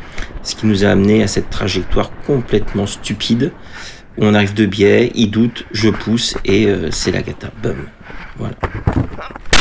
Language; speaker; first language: French; native; French